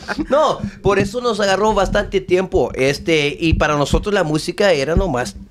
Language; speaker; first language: Spanish; early bilingual, heritage; Spanish